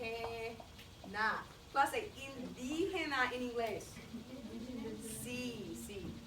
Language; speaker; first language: Spanish; non-native, fluent; English